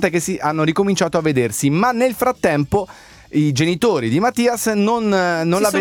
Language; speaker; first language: Italian; native; Italian